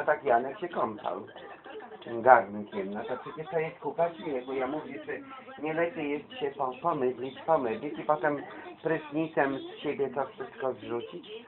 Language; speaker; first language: Polish; native; Polish